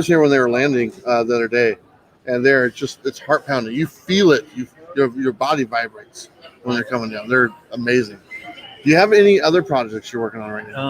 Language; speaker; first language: English; native; English